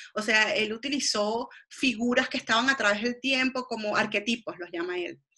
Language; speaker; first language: Spanish; native; Spanish